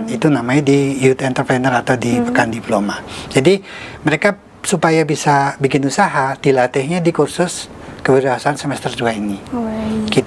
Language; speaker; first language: Indonesian; native; Indonesian